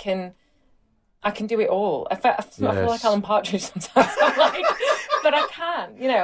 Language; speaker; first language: English; native; English